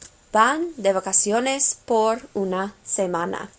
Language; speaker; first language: Spanish; non-native, fluent; English